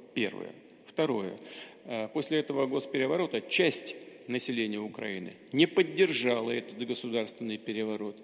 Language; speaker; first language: Russian; native; Russian